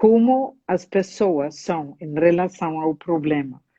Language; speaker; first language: Portuguese; non-native, fluent; German